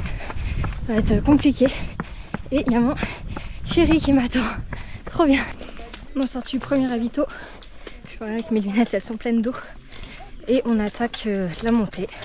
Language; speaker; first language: French; native; French